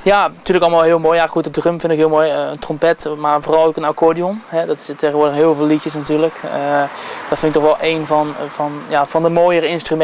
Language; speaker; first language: Dutch; native; Dutch